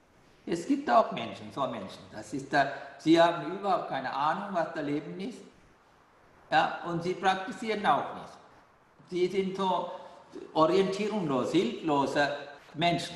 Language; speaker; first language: German; non-native, fluent; Sinhala